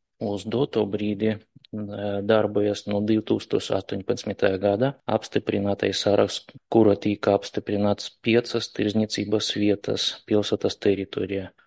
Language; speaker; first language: Latvian; non-native, local second language; Russian